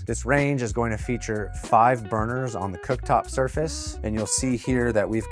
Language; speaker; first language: English; native; English